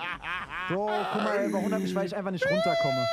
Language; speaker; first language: German; native; German